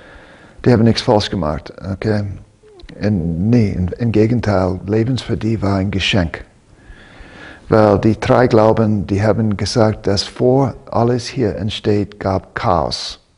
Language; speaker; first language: German; non-native, fluent; English